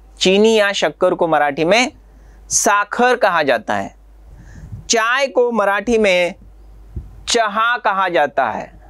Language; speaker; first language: Hindi; non-native, local second language; Marathi